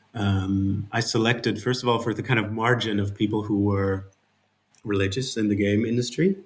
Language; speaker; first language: English; non-native, fluent; Dutch